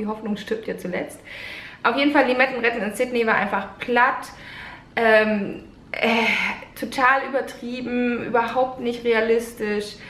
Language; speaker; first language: German; native; German